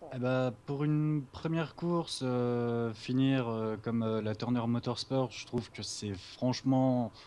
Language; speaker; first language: French; native; French